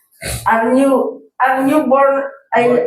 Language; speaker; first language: English; non-native, learner; Indonesian